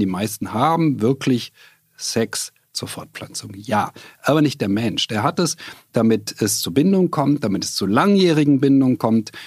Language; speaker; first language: German; native; German